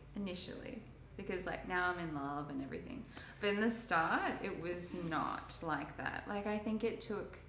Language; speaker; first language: English; native; English